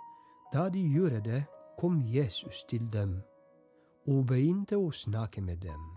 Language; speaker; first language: Norwegian; non-native, fluent; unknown